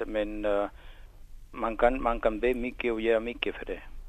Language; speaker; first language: Swedish; non-native, fluent; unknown